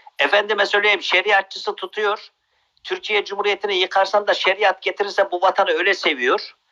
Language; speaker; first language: Turkish; native; Turkish